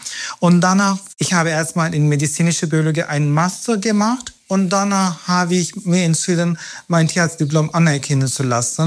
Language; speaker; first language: German; non-native, fluent; Turkish